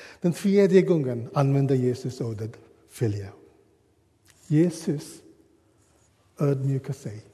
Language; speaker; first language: Swedish; non-native, learner; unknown